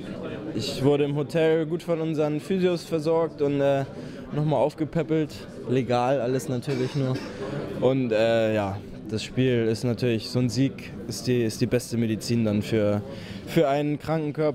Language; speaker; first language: German; native; German